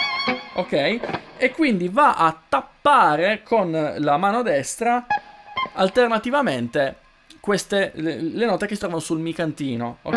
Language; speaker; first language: Italian; native; Italian